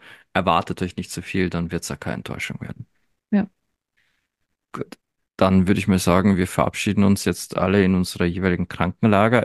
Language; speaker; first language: German; native; German